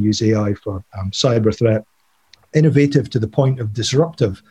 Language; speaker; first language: English; native; English